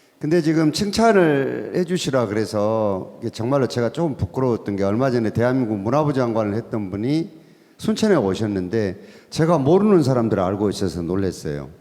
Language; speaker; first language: Korean; native; Korean